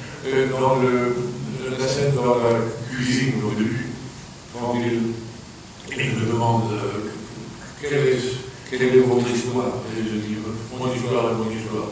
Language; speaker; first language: French; non-native, fluent; Swedish